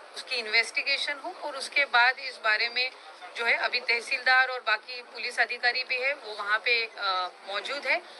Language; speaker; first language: Hindi; non-native, local second language; Marathi